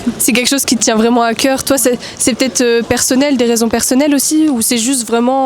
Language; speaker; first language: French; native; French